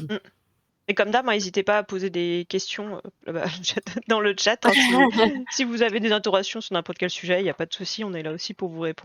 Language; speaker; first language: French; native; French